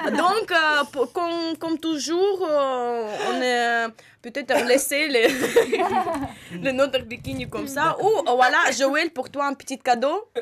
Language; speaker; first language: French; non-native, learner; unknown